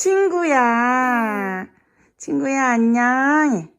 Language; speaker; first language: Korean; native; Korean